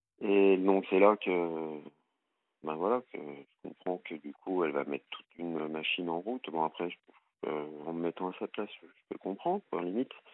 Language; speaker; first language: French; native; French